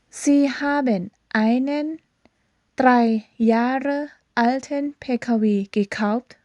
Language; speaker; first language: German; non-native, fluent; Thai